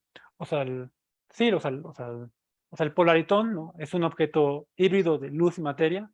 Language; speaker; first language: Spanish; native; Spanish